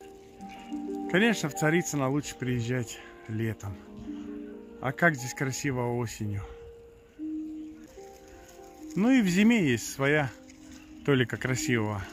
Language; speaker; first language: Russian; native; Russian